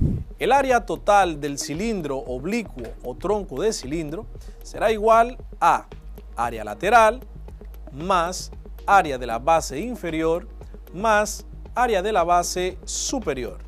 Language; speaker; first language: Spanish; native; Spanish